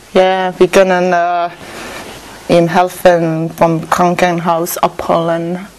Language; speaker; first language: German; non-native, learner; Finnish